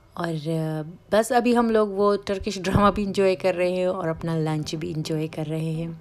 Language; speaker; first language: Urdu; native; Urdu